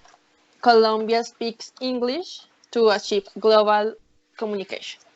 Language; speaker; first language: English; non-native, learner; Spanish